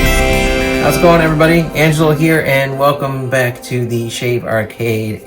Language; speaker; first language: English; native; English